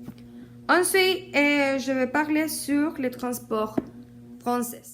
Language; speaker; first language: French; non-native, learner; Spanish